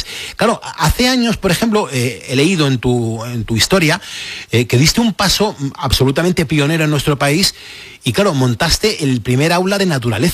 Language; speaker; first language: Spanish; native; Spanish